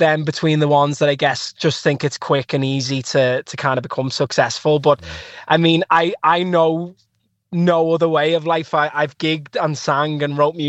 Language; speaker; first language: English; native; English